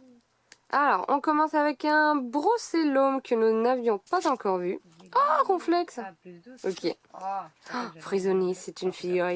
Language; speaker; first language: French; native; French